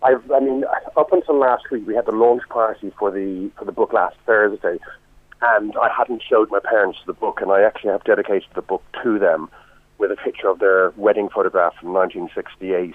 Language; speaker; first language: English; native; English